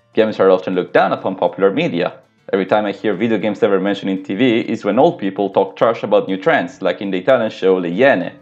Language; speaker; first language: English; non-native, fluent; Italian